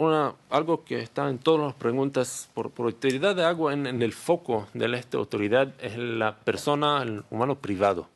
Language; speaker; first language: Spanish; non-native, learner; Hebrew